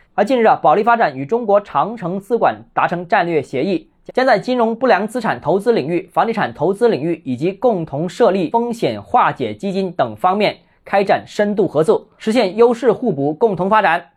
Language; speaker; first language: Chinese; native; Chinese